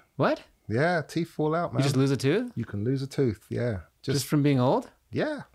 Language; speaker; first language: English; native; English